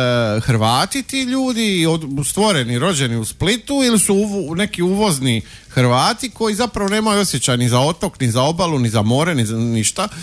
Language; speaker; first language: Croatian; native; Croatian